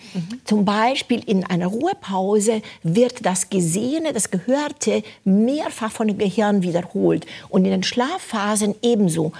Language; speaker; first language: German; non-native, fluent; Romanian